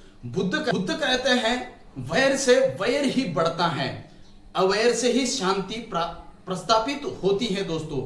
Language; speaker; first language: Hindi; native; Hindi